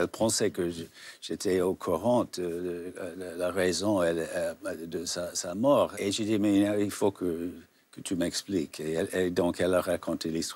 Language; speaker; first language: French; non-native, fluent; English